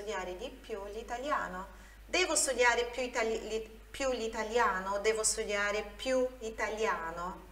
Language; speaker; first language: Italian; non-native, fluent; Portuguese